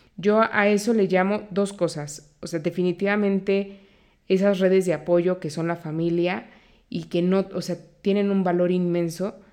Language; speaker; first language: Spanish; native; Spanish